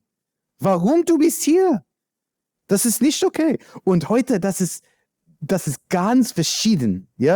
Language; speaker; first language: German; non-native, learner; English